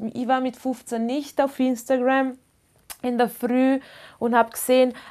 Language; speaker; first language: German; non-native, fluent; Ladin